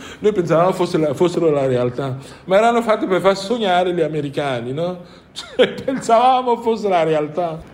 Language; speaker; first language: Italian; non-native, fluent; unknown